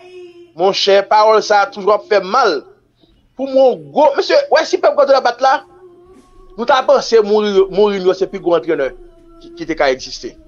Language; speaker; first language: French; non-native, local second language; Haitian Creole